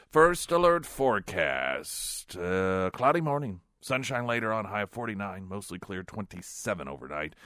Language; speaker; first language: English; native; English